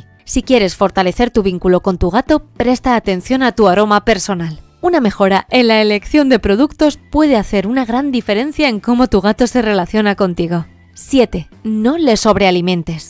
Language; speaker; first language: Spanish; native; Spanish